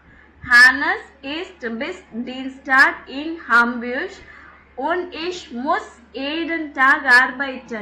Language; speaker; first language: German; non-native, fluent; Tamil